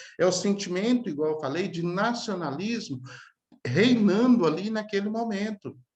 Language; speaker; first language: Portuguese; native; Portuguese